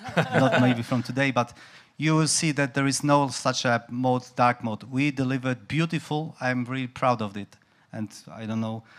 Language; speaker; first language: English; non-native, fluent; Polish